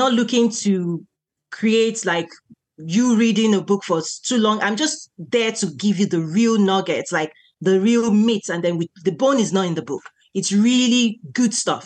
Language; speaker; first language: English; non-native, local second language; Yoruba